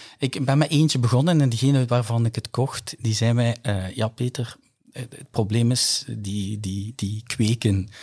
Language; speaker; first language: Dutch; native; Dutch